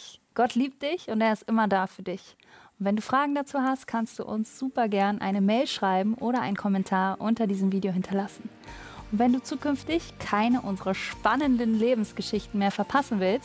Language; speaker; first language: German; native; German